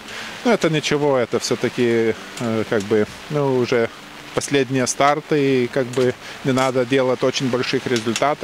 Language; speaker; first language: Russian; non-native, local second language; Lithuanian